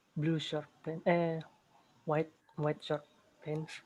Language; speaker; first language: English; non-native, learner; Indonesian